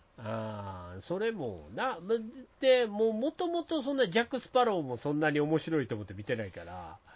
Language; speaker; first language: Japanese; native; Japanese